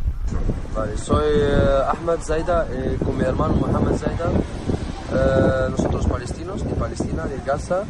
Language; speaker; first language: Spanish; non-native, learner; Arabic